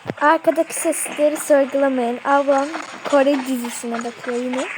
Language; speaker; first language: Turkish; native; Turkish